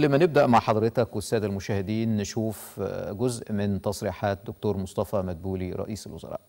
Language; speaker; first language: Arabic; native; Arabic